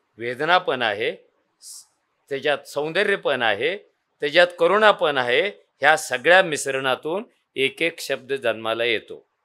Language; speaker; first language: Marathi; native; Marathi